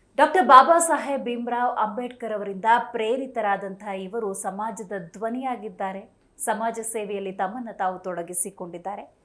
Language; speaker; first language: Kannada; native; Kannada